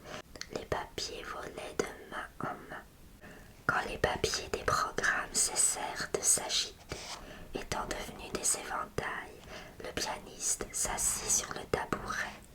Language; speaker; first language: French; native; French